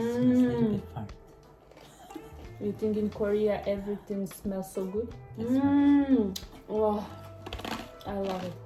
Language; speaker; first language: English; non-native, learner; Ukrainian